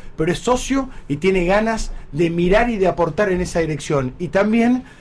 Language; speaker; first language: Spanish; native; Spanish